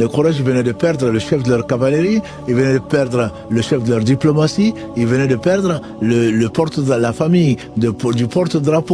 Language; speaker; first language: French; native; French